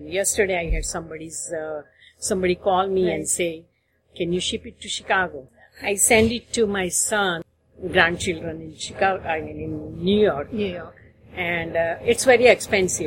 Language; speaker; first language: English; non-native, local second language; Gujarati